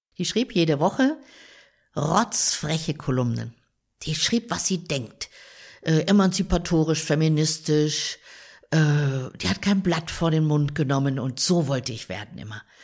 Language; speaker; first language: German; native; German